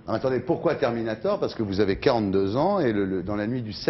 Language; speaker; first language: French; native; French